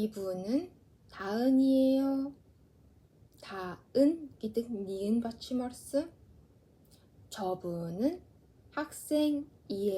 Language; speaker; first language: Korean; non-native, fluent; Mongolian